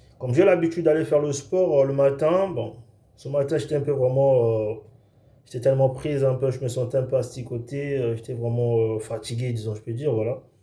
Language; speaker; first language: French; non-native, local second language; Lingala